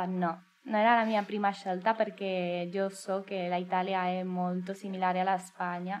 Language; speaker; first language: Italian; non-native, learner; Spanish